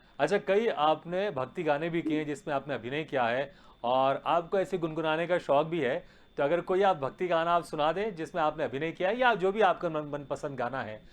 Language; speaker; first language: Hindi; native; Hindi